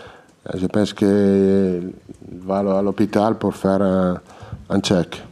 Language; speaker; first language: French; non-native, learner; Italian